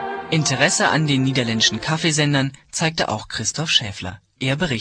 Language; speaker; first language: German; native; German